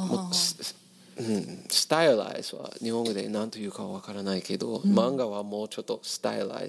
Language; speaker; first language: Japanese; non-native, learner; English